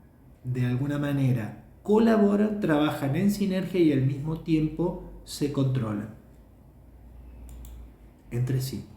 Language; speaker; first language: Spanish; native; Spanish